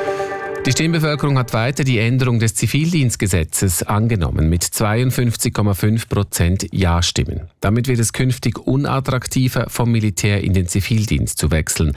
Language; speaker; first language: German; native; German